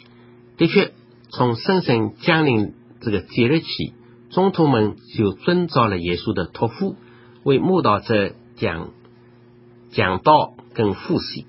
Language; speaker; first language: Chinese; native; Chinese